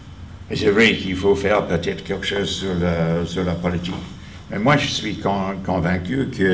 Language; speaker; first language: French; non-native, fluent; English